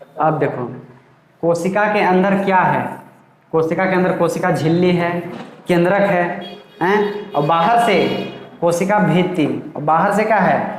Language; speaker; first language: Hindi; native; Hindi